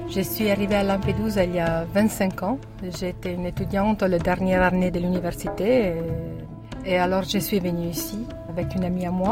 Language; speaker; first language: French; non-native, learner; Italian